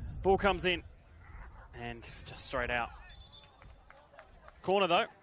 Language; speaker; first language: English; native; English